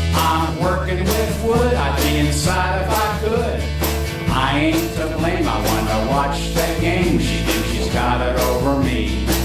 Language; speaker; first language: English; native; English